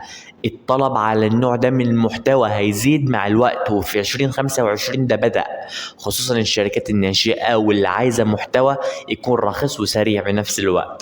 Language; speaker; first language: Arabic; native; Arabic